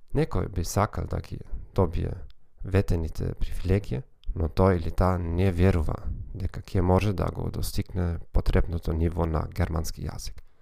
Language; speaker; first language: Macedonian; non-native, learner; German